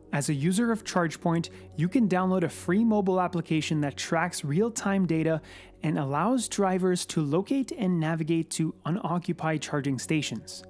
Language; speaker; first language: English; native; English